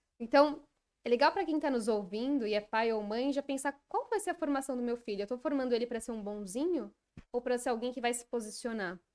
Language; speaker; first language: Portuguese; native; Portuguese